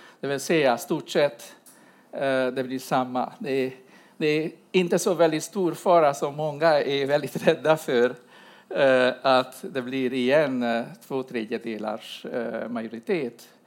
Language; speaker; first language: Swedish; non-native, fluent; Hungarian